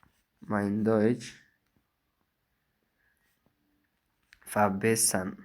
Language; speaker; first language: German; non-native, fluent; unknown